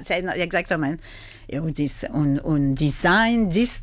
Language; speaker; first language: Portuguese; non-native, fluent; French